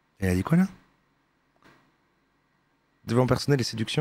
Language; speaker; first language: French; native; French